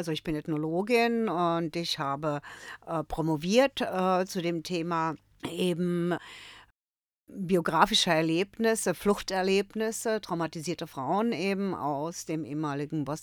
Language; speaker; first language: German; early bilingual, other home language; Croatian